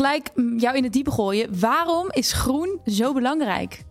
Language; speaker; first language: Dutch; native; Dutch